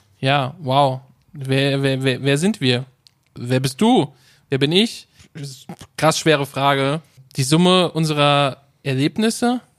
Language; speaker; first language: German; native; German